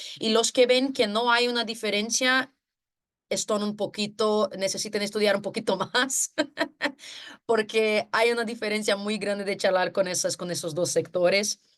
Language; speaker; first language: Spanish; non-native, fluent; Portuguese